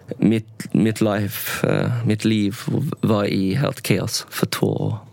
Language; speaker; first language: Swedish; non-native, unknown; English